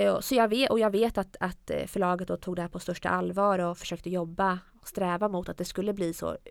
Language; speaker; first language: Swedish; early bilingual, other home language; Arabic